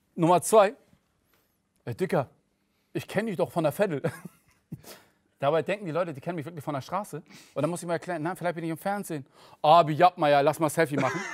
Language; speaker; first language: German; early bilingual, other home language; Turkish